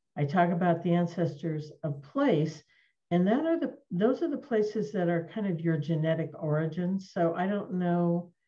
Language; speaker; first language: English; native; English